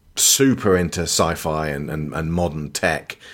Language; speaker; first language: English; native; English